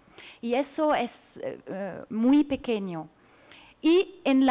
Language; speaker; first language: Spanish; non-native, learner; French